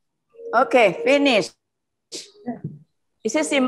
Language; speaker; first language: English; non-native, learner; Indonesian